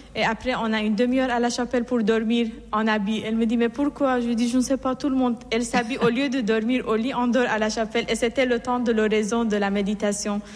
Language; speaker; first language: French; non-native, fluent; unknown